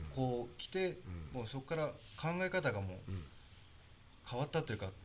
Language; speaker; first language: Japanese; native; Japanese